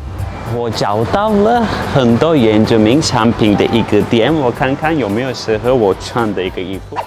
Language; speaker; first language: Chinese; non-native, fluent; Turkish